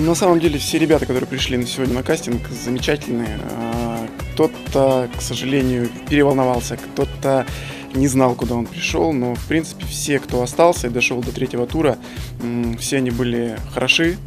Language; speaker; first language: Russian; native; Russian